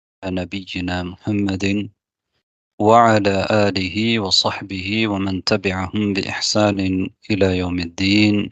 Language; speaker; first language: Arabic; non-native, fluent; Tamil